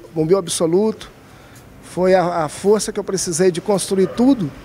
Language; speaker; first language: Portuguese; native; Portuguese